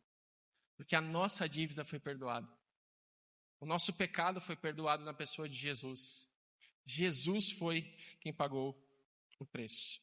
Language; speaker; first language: Portuguese; native; Portuguese